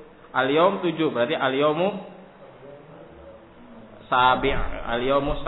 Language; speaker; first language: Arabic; non-native, fluent; Indonesian